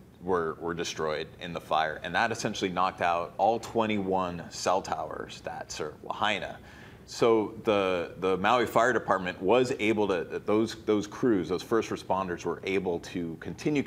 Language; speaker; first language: English; native; English